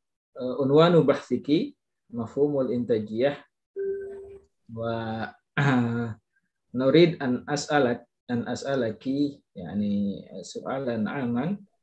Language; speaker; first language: Arabic; non-native, fluent; Indonesian